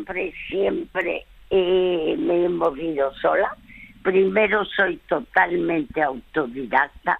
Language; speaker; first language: Spanish; early bilingual, other home language; French